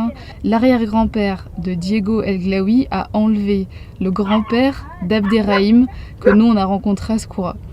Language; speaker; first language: French; native; French